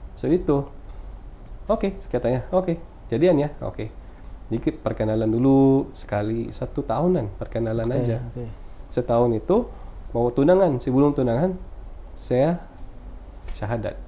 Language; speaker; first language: Indonesian; non-native, fluent; Filipino